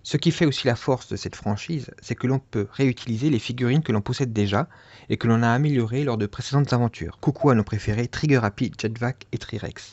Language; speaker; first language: French; native; French